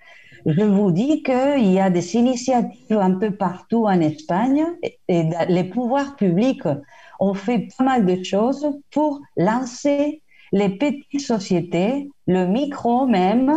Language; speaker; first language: French; non-native, fluent; Spanish